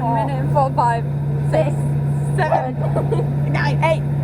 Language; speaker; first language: English; native; English